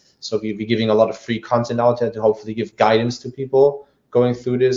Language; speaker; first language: English; non-native, fluent; German